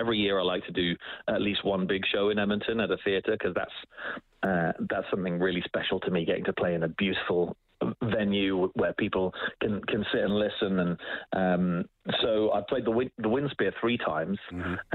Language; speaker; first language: English; native; English